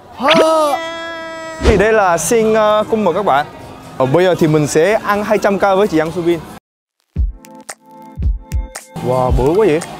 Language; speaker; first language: Vietnamese; non-native, fluent; Korean